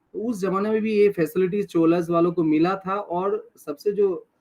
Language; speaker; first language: Hindi; non-native, local second language; Bangla